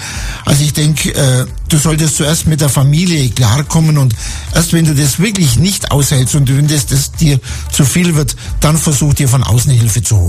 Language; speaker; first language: German; native; German